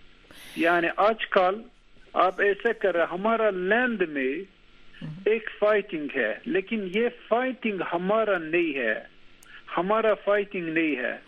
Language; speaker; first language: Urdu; non-native, learner; Turkish